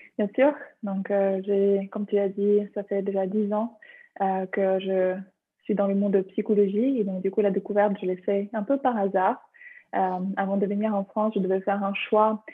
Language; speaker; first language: French; non-native, fluent; Ukrainian